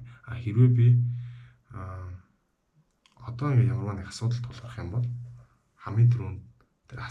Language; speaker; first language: Mongolian; native; Mongolian